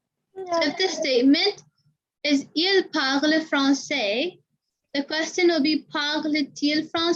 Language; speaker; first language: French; non-native, learner; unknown